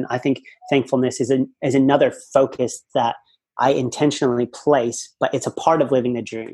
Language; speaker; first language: English; native; English